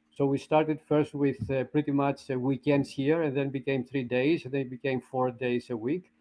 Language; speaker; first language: English; non-native, fluent; Greek